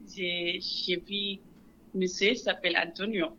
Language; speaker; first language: French; non-native, local second language; Wolof